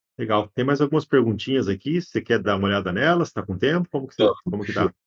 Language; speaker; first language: Portuguese; native; Portuguese